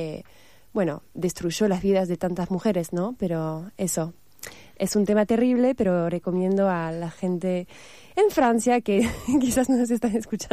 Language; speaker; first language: Spanish; non-native, fluent; French